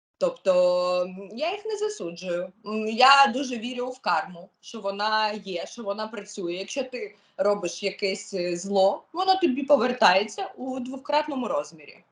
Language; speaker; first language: Ukrainian; non-native, local second language; Russian